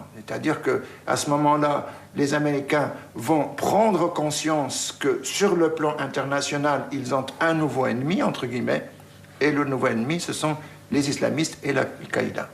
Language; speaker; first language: French; native; French